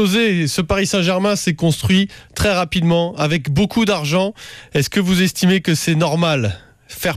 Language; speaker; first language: French; native; French